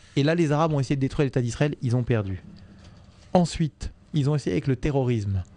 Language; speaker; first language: French; native; French